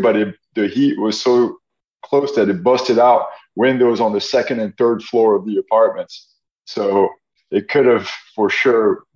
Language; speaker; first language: English; non-native, fluent; French